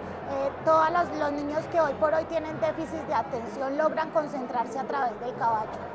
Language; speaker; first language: Spanish; native; Spanish